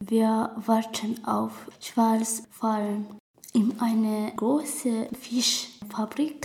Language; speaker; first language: German; non-native, learner; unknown